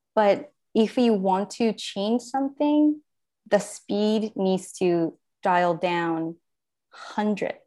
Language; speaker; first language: English; non-native, fluent; Japanese